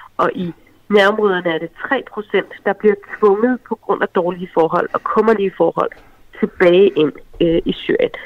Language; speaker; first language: Danish; early bilingual, other home language; Arabic